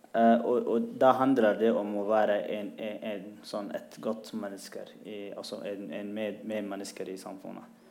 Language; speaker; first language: Norwegian; non-native, fluent; Tigrinya